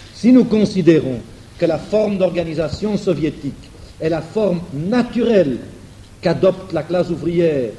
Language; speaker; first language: French; non-native, fluent; German